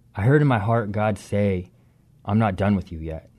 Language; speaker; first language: English; native; English